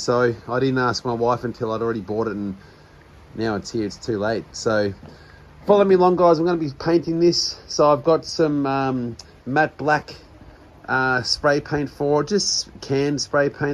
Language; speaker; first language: English; native; English